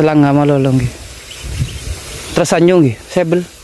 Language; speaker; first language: Indonesian; non-native, local second language; Madurese